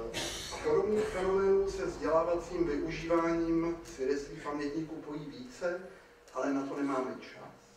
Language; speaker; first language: Czech; native; Czech